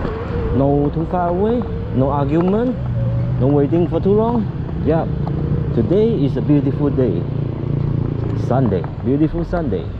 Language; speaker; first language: English; non-native, local second language; Chinese